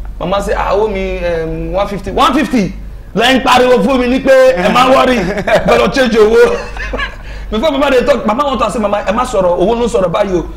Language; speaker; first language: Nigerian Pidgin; non-native, local second language; Yoruba